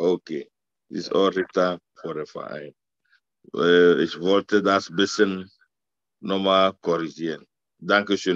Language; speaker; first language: German; non-native, fluent; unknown